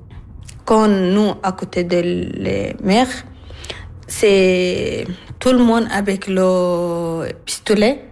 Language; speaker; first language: French; non-native, learner; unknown